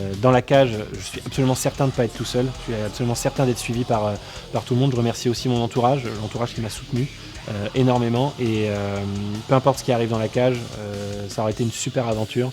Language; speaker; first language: French; native; French